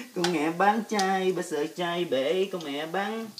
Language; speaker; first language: Vietnamese; early bilingual, heritage; Vietnamese